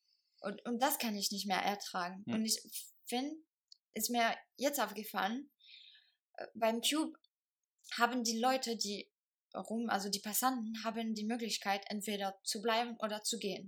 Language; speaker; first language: German; non-native, fluent; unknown